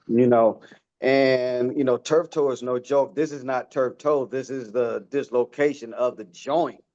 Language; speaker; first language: English; native; English